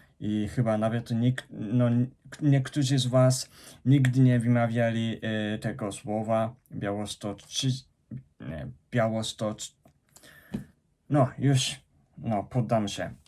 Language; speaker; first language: Polish; non-native, fluent; Japanese